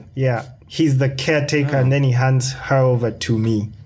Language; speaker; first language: English; non-native, local second language; Ganda